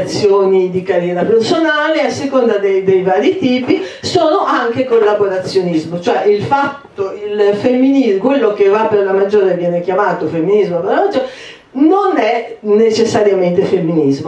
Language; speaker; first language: Italian; native; Italian